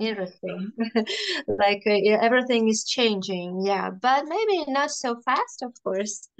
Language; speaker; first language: English; non-native, fluent; Russian